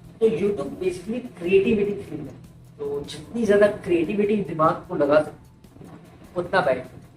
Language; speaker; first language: Hindi; native; Hindi